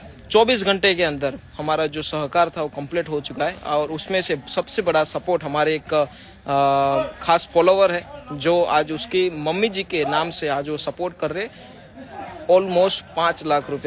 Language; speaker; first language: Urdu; non-native, local second language; Gujarati